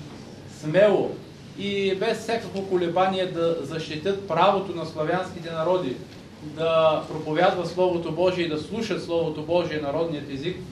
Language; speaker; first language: Bulgarian; native; Bulgarian